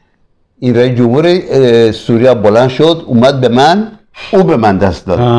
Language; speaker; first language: Persian; early bilingual, other home language; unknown